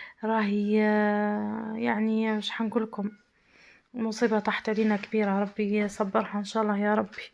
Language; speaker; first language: Arabic; native; Arabic